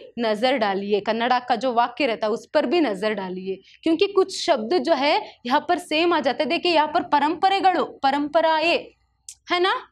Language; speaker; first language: Hindi; non-native, local second language; Kannada